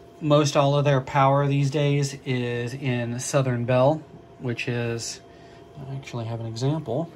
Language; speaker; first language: English; native; English